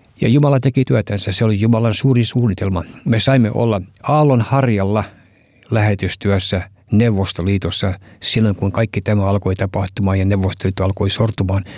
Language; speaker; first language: Finnish; non-native, fluent; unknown